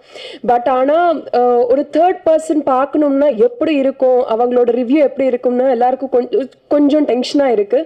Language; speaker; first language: Tamil; non-native, fluent; Telugu